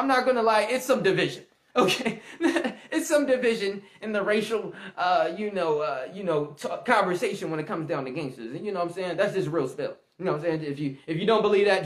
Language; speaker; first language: English; native; English